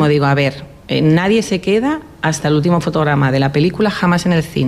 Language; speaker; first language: Spanish; native; Spanish